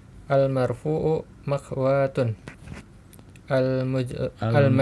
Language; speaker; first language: Arabic; non-native, learner; Indonesian